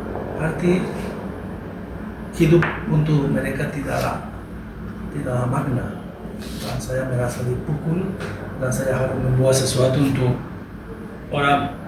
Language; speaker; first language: Indonesian; non-native, learner; Spanish